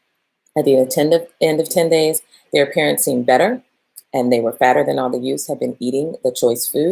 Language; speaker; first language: English; native; English